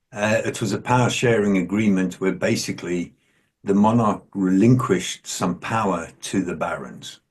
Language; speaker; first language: English; native; English